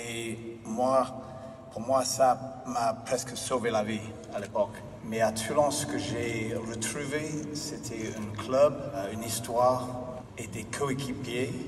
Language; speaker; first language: French; non-native, fluent; English